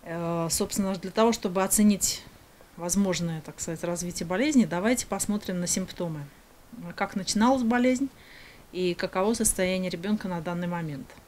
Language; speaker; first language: Russian; native; Russian